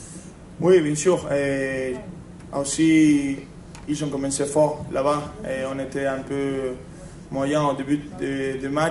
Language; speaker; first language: French; non-native, fluent; Spanish